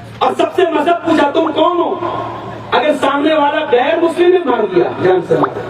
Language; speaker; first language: Urdu; native; Urdu